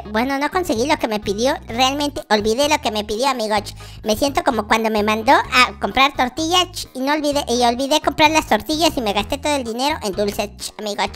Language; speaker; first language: Spanish; native; Spanish